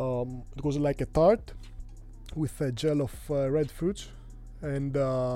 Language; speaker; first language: English; non-native, fluent; Greek